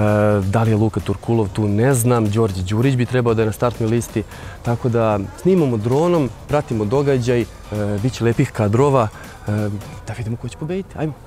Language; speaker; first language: Serbian; native; Serbian